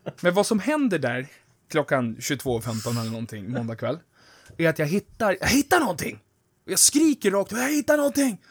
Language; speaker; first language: Swedish; native; Swedish